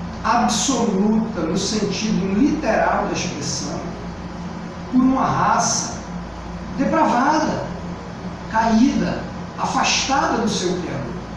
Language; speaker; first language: Portuguese; native; Portuguese